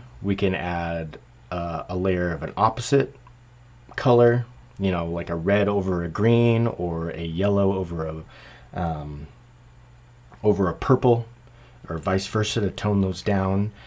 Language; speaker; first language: English; native; English